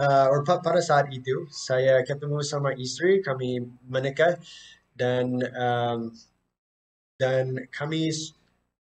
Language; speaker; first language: Indonesian; non-native, fluent; English